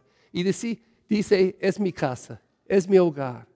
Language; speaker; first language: Spanish; early bilingual, heritage; English